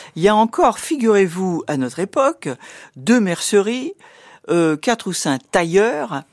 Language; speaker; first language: French; native; French